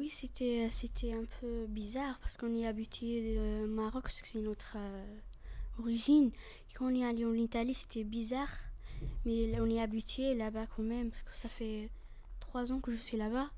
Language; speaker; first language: French; early bilingual, other home language; Arabic